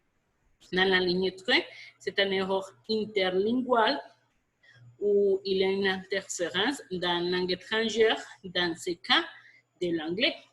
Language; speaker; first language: French; non-native, fluent; Spanish